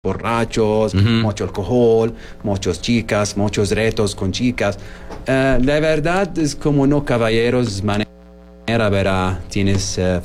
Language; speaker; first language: Spanish; non-native, learner; Arabic